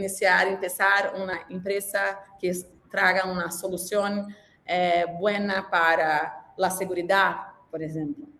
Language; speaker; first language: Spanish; non-native, learner; Portuguese